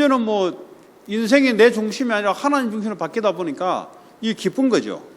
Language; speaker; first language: Korean; native; Korean